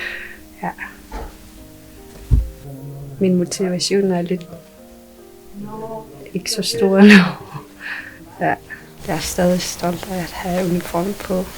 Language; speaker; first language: Danish; non-native, local second language; Kalaallisut